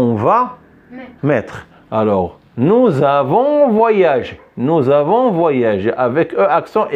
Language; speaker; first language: French; non-native, local second language; Arabic